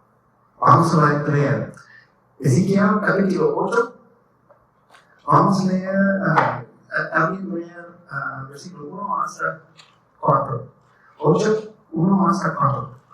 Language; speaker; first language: Spanish; non-native, learner; English